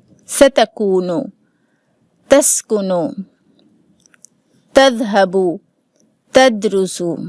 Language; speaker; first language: Arabic; non-native, fluent; Urdu